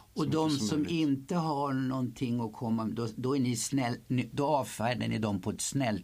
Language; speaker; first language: Swedish; native; Swedish